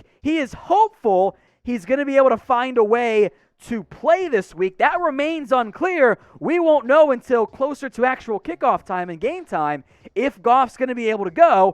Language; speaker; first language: English; native; English